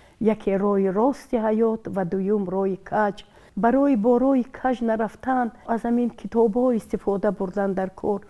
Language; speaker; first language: Tajik; non-native, local second language; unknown